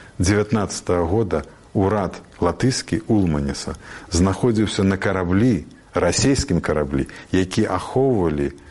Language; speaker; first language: Belarusian; native; Belarusian